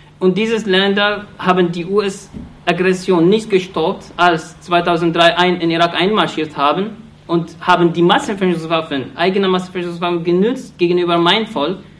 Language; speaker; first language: German; non-native, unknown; Arabic